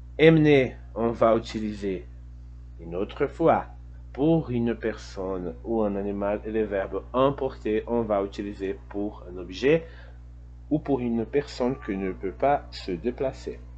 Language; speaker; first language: French; non-native, fluent; Portuguese